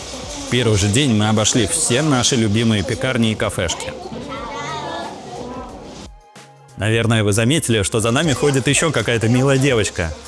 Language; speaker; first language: Russian; native; Russian